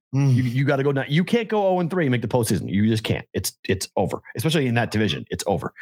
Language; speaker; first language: English; native; English